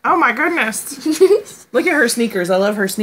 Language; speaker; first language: English; native; English